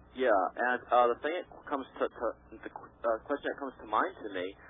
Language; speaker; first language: English; native; English